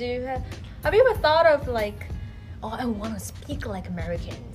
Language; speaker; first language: English; non-native, fluent; Japanese